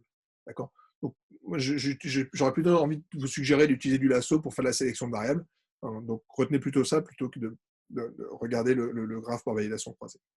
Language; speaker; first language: French; native; French